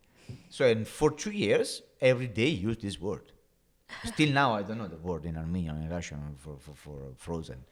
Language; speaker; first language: English; non-native, learner; Italian